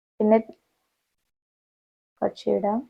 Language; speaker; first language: Malayalam; non-native, learner; Hindi